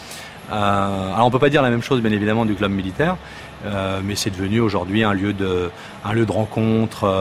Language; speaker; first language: French; native; French